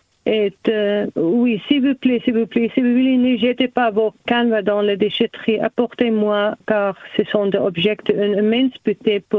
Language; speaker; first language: French; non-native, learner; German